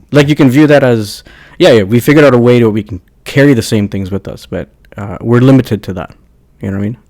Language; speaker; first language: English; native; English